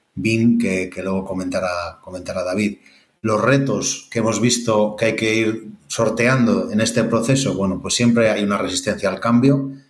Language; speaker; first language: Spanish; native; Spanish